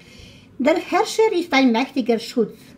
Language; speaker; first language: German; non-native, fluent; Croatian